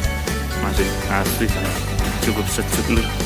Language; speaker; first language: Indonesian; non-native, local second language; Javanese